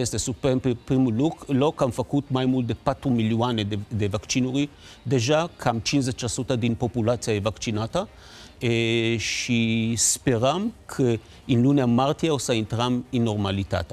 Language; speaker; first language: Romanian; non-native, fluent; Hebrew